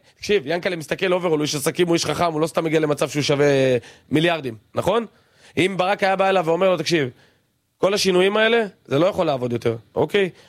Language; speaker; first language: Hebrew; native; Hebrew